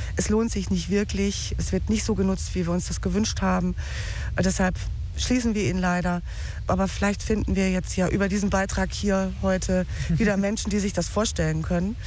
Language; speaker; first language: German; native; German